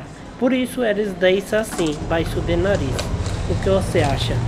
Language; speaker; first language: Portuguese; non-native, learner; Hindi